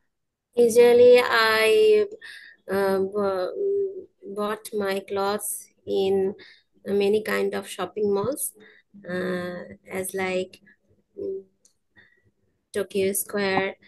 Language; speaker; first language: English; non-native, learner; Bangla